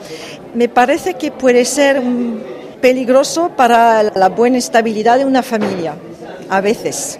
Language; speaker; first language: Spanish; early bilingual, heritage; French